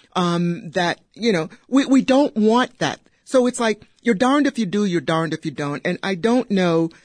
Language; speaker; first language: English; native; English